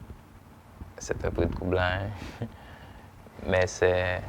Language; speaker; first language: French; non-native, local second language; Haitian Creole